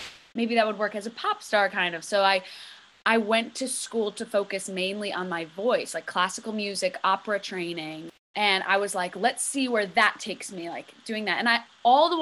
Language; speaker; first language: English; native; English